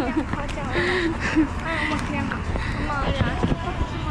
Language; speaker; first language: Korean; early bilingual, other home language; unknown